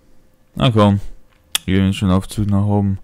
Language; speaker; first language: German; non-native, fluent; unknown